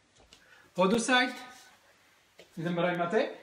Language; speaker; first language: English; non-native, learner; French